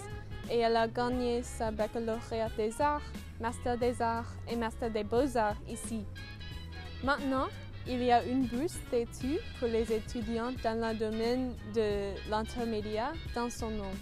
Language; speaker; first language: French; non-native, learner; English